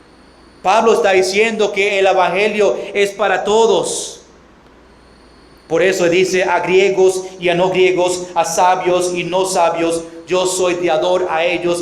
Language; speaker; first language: Spanish; non-native, fluent; English